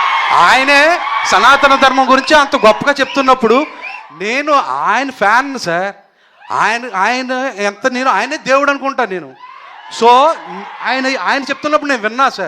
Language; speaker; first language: Telugu; native; Telugu